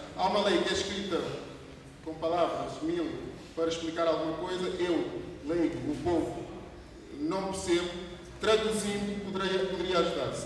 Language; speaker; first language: Portuguese; non-native, local second language; Kabuverdianu